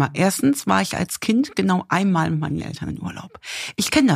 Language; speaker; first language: German; native; German